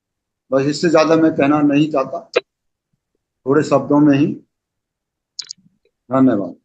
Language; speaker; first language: Hindi; native; Hindi